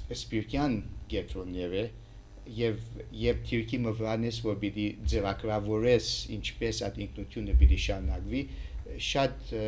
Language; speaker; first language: Armenian; early bilingual, heritage; Armenian